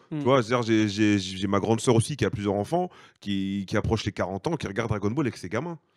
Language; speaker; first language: French; native; French